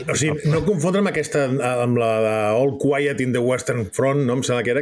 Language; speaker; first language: Catalan; native; Catalan